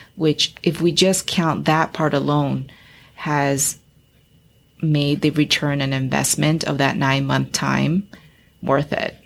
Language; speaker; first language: English; early bilingual, other home language; Chinese